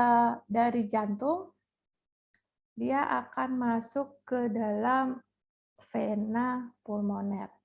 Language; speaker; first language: Indonesian; native; Indonesian